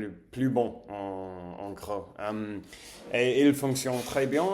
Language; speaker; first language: French; non-native, learner; English